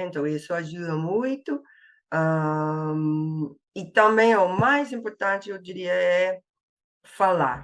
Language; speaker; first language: Portuguese; non-native, fluent; English